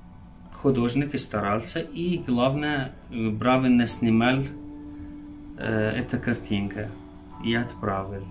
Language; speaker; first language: Russian; non-native, learner; Arabic